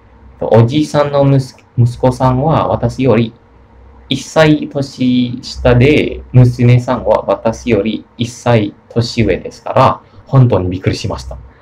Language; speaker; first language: Japanese; non-native, learner; Indonesian